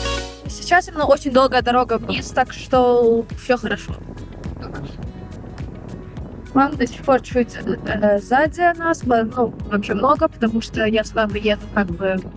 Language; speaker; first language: Russian; early bilingual, heritage; Russian